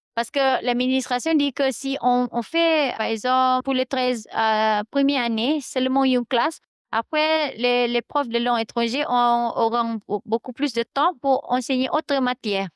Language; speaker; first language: French; non-native, fluent; Malay